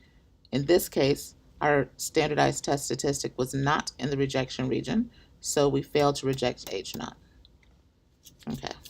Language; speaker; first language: English; native; English